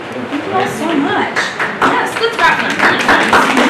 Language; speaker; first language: English; native; English